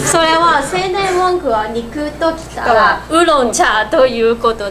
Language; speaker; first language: Japanese; non-native, learner; Cantonese